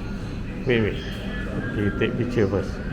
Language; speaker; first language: English; non-native, local second language; Malay